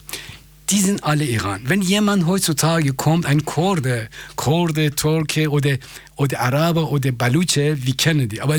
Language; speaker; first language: German; non-native, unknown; Persian